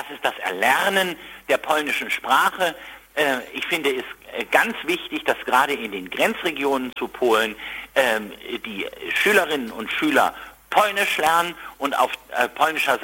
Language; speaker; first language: German; native; German